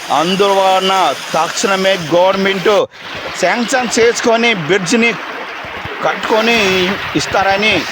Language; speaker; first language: Telugu; non-native, local second language; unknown